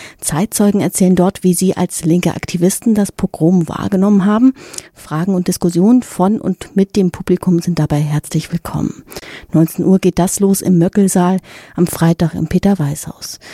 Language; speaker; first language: German; native; German